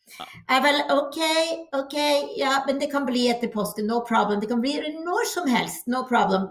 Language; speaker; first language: Norwegian; non-native, fluent; English